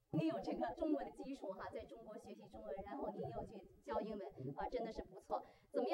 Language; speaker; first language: Chinese; native; Chinese